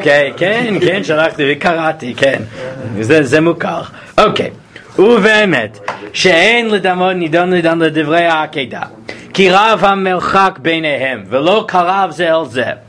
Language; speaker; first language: Hebrew; non-native, fluent; English